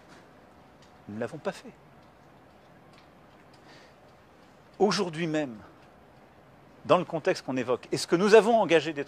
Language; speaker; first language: French; native; French